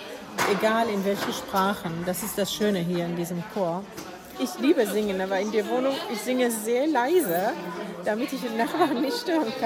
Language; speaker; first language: German; non-native, fluent; Arabic